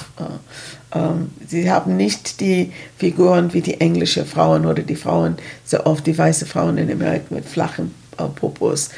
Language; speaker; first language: German; non-native, fluent; English